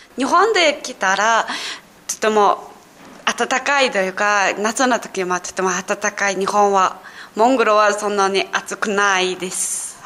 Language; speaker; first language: Japanese; non-native, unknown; Mongolian